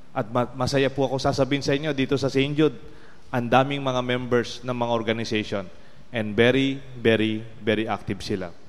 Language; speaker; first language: Filipino; non-native, local second language; Pampanga